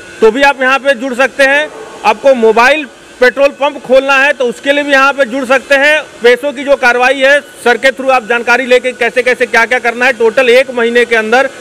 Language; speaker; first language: Hindi; native; Hindi